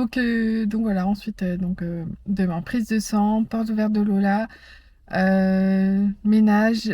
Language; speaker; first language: French; native; French